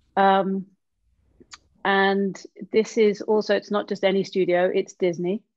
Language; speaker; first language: English; native; English